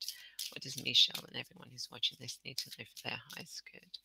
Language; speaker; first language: English; native; English